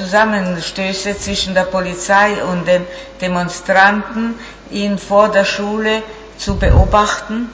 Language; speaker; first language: German; non-native, fluent; Italian